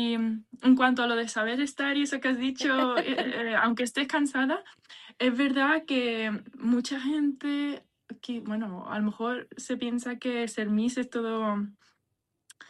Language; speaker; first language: Spanish; native; Spanish